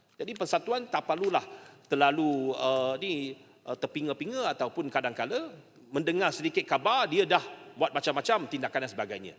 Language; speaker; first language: Malay; native; Malay